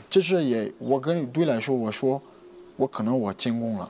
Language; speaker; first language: Chinese; non-native, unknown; French